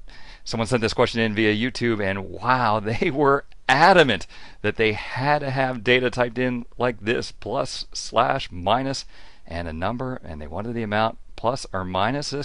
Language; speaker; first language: English; native; English